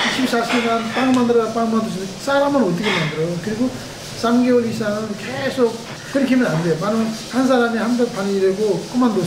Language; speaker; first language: Korean; non-native, fluent; Nepali